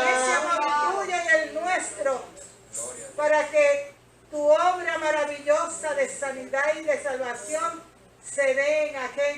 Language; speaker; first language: Spanish; native; Spanish